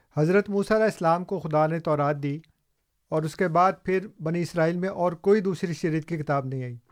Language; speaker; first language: Urdu; native; Urdu